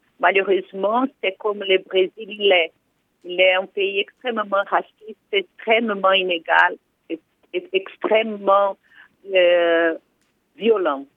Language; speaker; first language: French; non-native, fluent; Portuguese